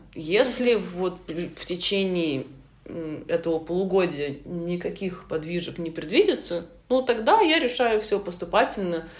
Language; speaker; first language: Russian; native; Russian